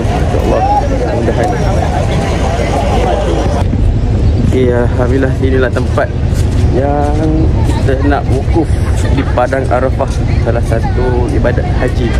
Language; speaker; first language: Malay; native; Malay